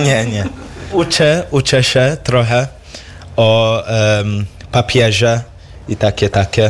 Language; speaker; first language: Polish; early bilingual, heritage; English